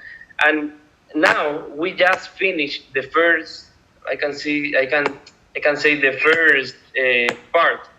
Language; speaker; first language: English; non-native, learner; Spanish